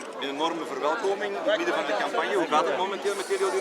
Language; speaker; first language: Dutch; native; Dutch